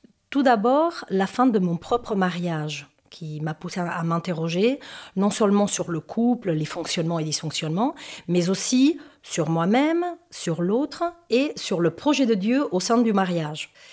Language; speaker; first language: French; non-native, fluent; Spanish